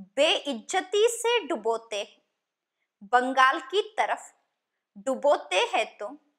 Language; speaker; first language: Hindi; non-native, local second language; Kannada